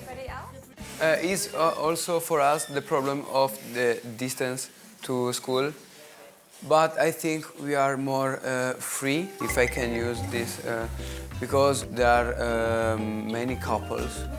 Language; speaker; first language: English; non-native, learner; Italian